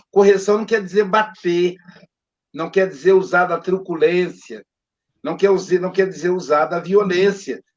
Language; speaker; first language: Portuguese; native; Portuguese